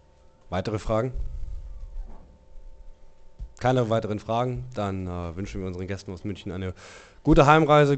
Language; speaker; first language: German; native; German